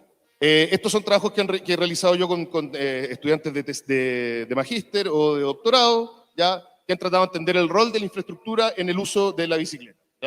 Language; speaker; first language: Spanish; native; Spanish